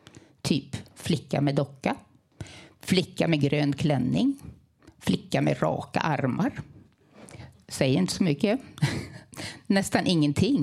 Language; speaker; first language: Swedish; native; Swedish